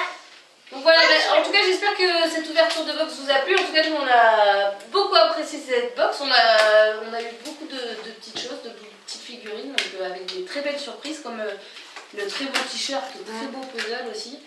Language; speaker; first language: French; native; French